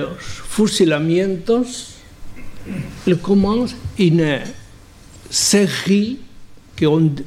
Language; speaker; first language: French; non-native, fluent; Spanish